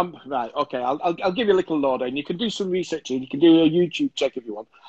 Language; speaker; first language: English; native; English